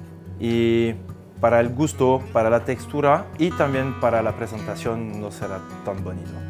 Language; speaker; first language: Spanish; non-native, fluent; French